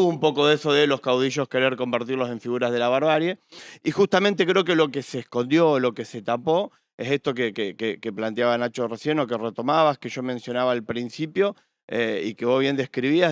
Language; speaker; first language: Spanish; native; Spanish